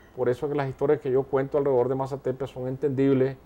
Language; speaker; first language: Spanish; native; Spanish